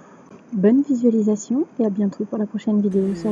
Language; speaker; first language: French; native; French